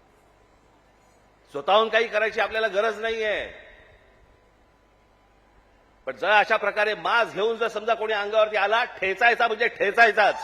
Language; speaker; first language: Marathi; native; Marathi